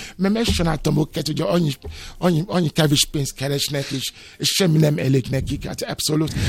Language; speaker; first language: Hungarian; non-native, learner; Yoruba